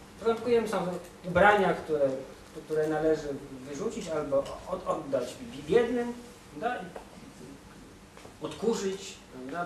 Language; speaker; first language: Polish; native; Polish